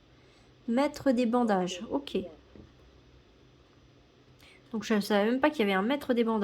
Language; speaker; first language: French; native; French